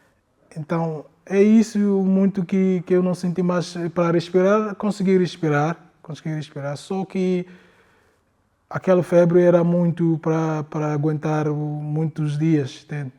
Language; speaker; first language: Portuguese; non-native, learner; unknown